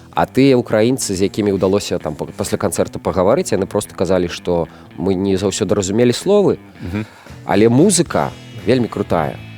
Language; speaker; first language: Belarusian; non-native, local second language; Russian